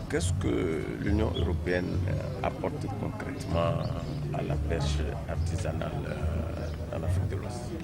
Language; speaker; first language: French; non-native, local second language; Wolof